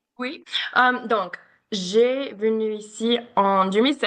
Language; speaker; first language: French; non-native, learner; English